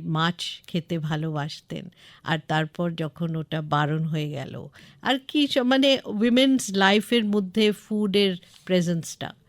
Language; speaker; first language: Bangla; non-native, local second language; English